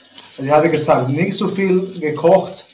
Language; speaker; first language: German; non-native, learner; Spanish